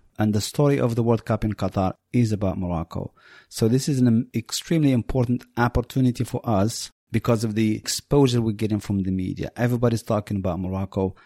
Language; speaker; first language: English; non-native, fluent; Berber languages